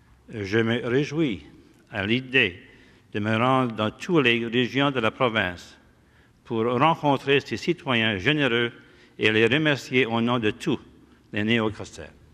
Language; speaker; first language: French; early bilingual, heritage; French